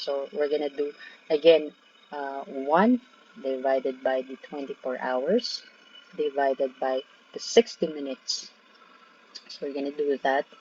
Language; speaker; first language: English; non-native, local second language; Filipino